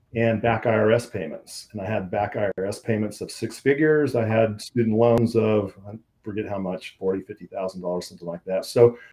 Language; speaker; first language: English; native; English